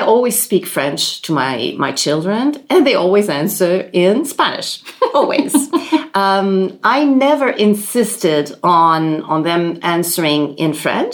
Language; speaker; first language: English; non-native, local second language; French